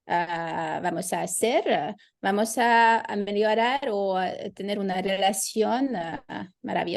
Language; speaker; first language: Spanish; non-native, fluent; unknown